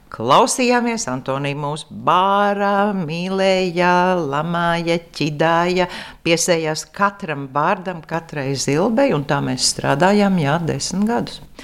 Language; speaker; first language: Latvian; native; Latvian